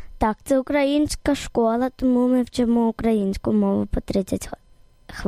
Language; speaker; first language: Ukrainian; early bilingual, heritage; Ukrainian